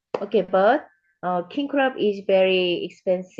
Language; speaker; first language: English; non-native, learner; Korean